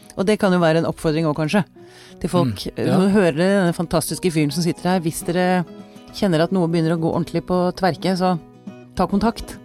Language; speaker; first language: Norwegian; native; Norwegian